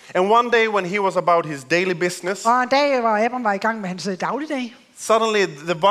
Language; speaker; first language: English; non-native, fluent; Swedish